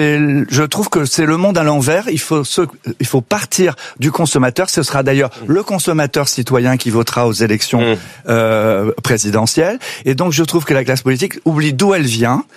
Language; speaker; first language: French; native; French